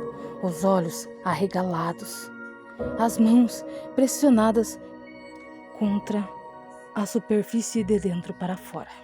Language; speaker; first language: Portuguese; native; Portuguese